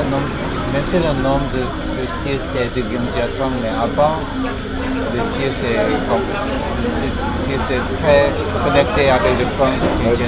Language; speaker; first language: French; non-native, learner; Korean